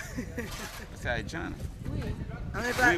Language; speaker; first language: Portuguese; non-native, learner; Haitian Creole